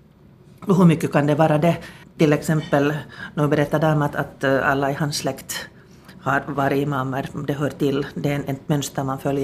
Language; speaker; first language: Swedish; native; Swedish